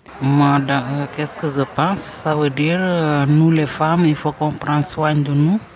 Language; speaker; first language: French; non-native, learner; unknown